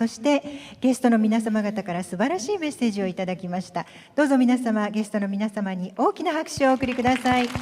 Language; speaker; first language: Japanese; native; Japanese